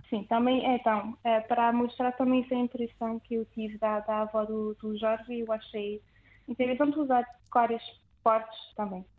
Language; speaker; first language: Portuguese; non-native, fluent; French